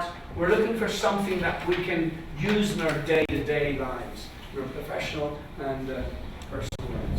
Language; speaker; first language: English; non-native, fluent; Spanish